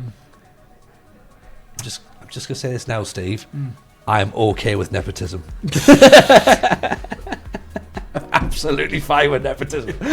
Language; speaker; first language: English; native; English